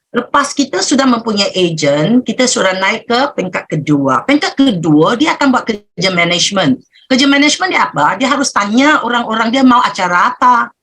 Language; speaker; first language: Malay; native; Malay